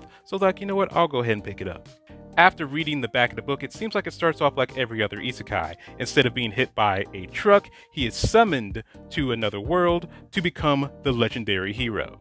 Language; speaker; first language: English; native; English